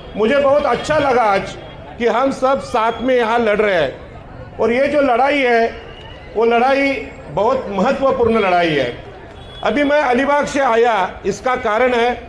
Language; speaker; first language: Hindi; non-native, local second language; Marathi